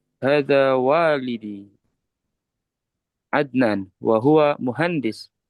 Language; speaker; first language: Arabic; non-native, learner; Indonesian